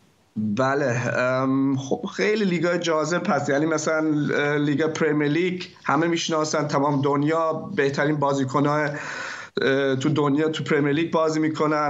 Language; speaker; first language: Persian; early bilingual, heritage; German